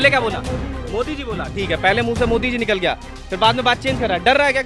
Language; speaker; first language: Hindi; native; Hindi